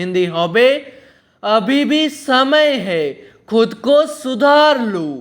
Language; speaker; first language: Hindi; non-native, local second language; Bangla